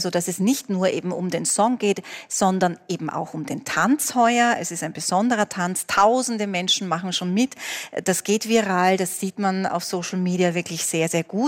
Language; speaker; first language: German; native; German